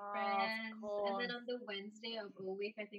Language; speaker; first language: English; non-native, local second language; Malayalam